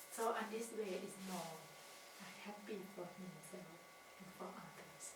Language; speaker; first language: English; non-native, learner; Thai